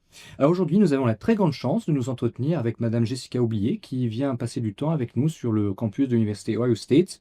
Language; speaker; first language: French; native; French